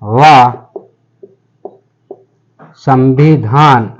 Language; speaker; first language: Hindi; native; Hindi